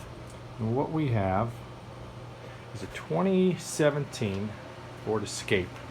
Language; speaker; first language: English; native; English